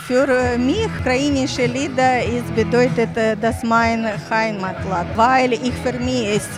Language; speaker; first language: German; non-native, learner; Ukrainian